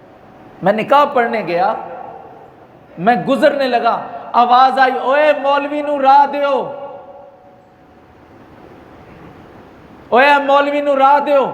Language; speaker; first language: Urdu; native; Urdu